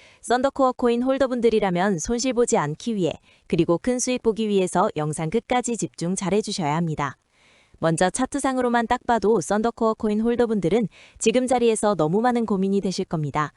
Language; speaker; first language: Korean; native; Korean